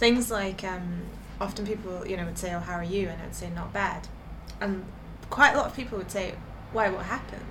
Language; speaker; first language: English; native; English